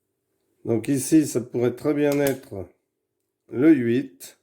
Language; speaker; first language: French; native; French